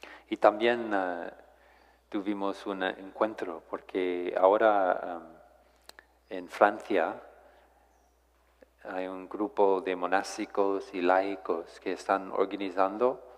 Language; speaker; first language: Spanish; non-native, fluent; English